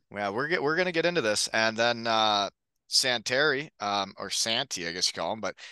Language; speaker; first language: English; native; English